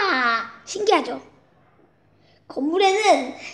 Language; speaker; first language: Korean; early bilingual, heritage; Korean